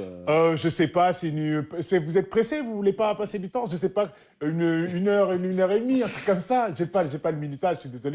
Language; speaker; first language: French; native; French